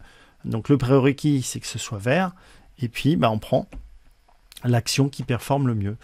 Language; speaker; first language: French; native; French